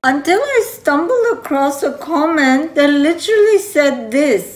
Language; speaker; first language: English; early bilingual, heritage; English